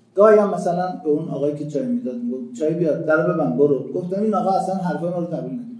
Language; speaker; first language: Persian; native; Persian